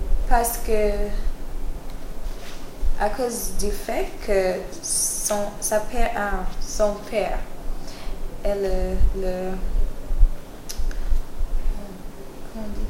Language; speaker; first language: French; non-native, learner; English